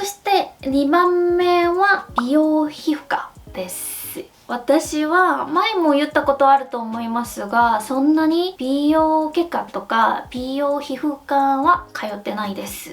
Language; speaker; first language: Japanese; non-native, fluent; Korean